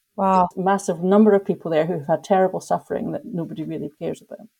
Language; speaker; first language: English; native; English